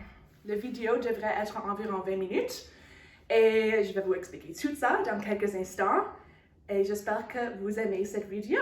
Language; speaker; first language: French; non-native, local second language; English